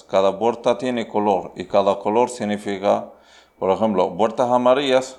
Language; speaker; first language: Spanish; non-native, learner; Arabic